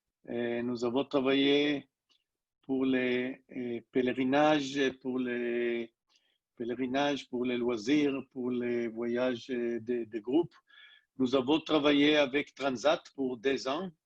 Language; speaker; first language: French; non-native, learner; Hebrew